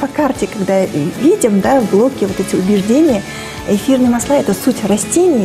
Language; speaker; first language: Russian; native; Russian